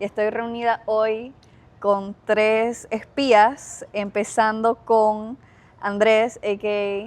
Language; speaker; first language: Spanish; native; Spanish